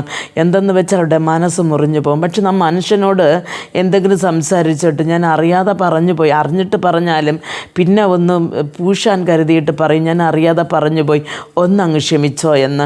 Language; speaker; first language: Malayalam; native; Malayalam